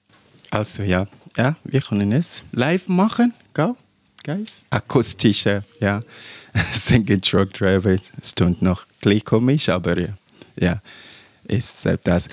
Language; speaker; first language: German; non-native, learner; English